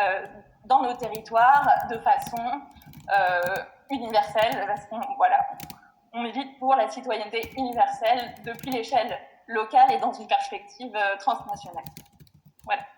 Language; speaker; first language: French; native; French